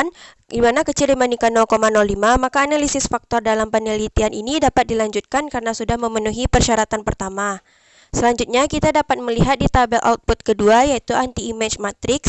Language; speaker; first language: Indonesian; native; Indonesian